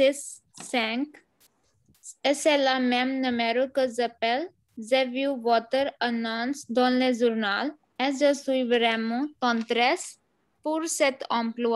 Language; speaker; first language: French; non-native, learner; Hindi